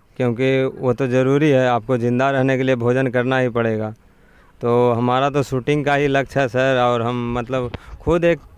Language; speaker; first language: Hindi; native; Hindi